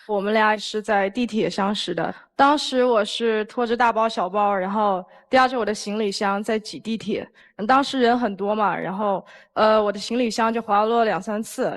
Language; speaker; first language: Chinese; native; Chinese